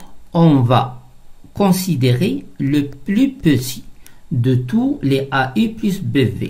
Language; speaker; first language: French; non-native, local second language; Arabic